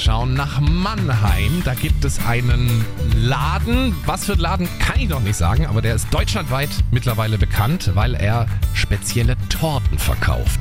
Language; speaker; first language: German; native; German